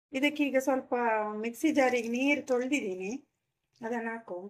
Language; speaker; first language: Kannada; non-native, local second language; Konkani